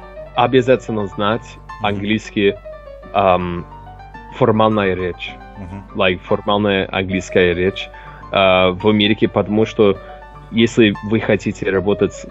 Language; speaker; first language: Russian; non-native, learner; English